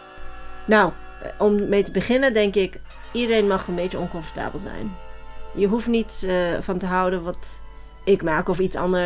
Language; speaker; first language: Dutch; non-native, fluent; English